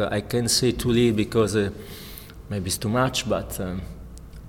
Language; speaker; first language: English; non-native, fluent; Italian